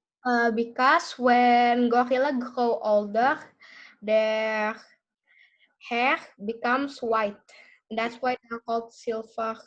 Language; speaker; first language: English; non-native, learner; Indonesian